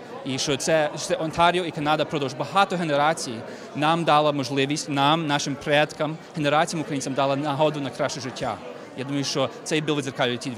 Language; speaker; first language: Ukrainian; early bilingual, heritage; Ukrainian